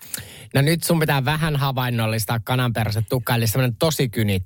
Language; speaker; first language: Finnish; native; Finnish